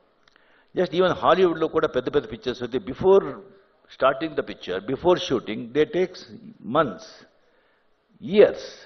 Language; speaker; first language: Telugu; non-native, fluent; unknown